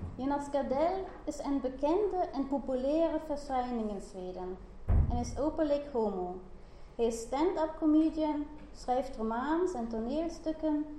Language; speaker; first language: Dutch; non-native, learner; German